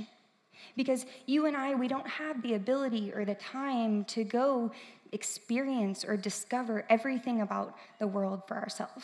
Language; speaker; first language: English; native; English